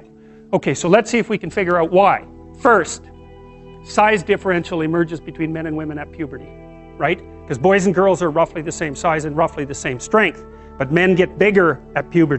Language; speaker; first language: English; native; English